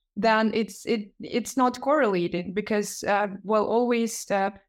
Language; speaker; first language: English; non-native, fluent; Ukrainian